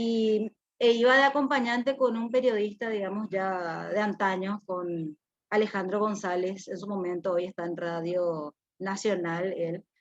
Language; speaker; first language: Spanish; native; Spanish